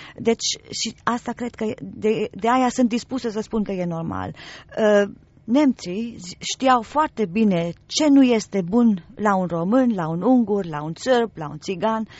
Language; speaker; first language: Romanian; non-native, local second language; German